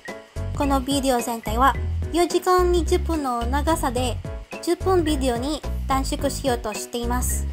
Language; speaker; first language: Japanese; non-native, learner; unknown